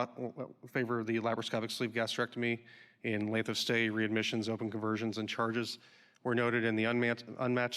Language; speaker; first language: English; native; English